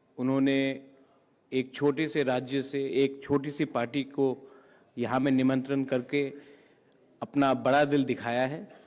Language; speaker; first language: Hindi; non-native, local second language; Kok Borok